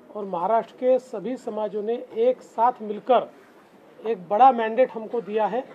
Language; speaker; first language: Hindi; non-native, local second language; Marathi